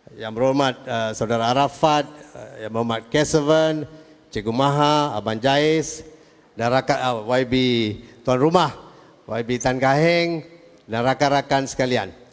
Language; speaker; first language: Malay; non-native, local second language; Tamil